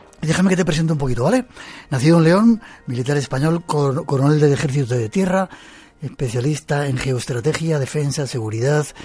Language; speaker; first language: Spanish; native; Spanish